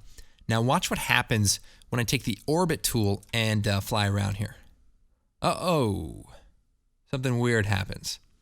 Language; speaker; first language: English; native; English